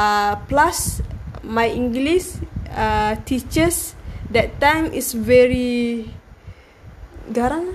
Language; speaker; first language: English; non-native, learner; Malay